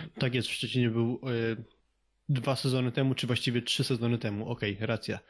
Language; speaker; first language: Polish; native; Polish